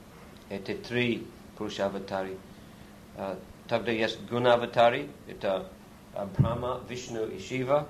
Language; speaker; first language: Russian; non-native, learner; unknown